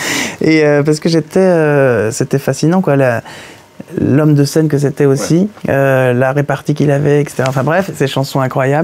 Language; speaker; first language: French; native; French